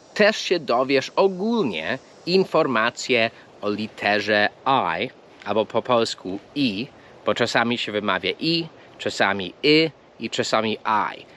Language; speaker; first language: Polish; non-native, fluent; English